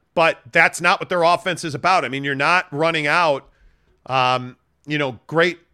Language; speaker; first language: English; native; English